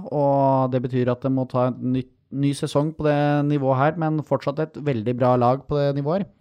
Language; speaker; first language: Norwegian; native; Norwegian